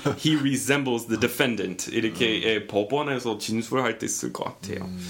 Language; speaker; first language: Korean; non-native, fluent; English